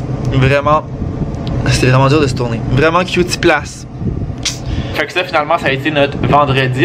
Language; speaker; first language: French; native; French